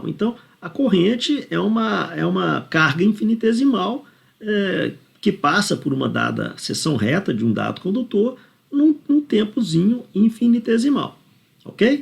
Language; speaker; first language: Portuguese; native; Portuguese